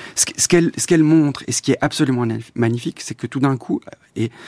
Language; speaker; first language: French; native; French